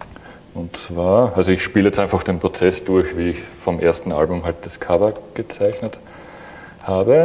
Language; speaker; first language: German; native; German